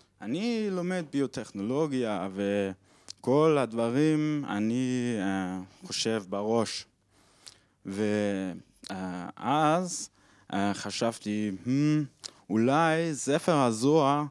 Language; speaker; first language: Hebrew; non-native, learner; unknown